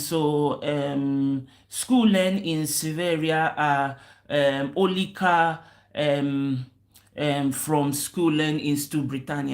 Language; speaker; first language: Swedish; non-native, learner; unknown